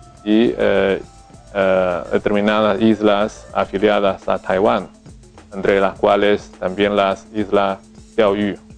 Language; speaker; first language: Spanish; non-native, fluent; Chinese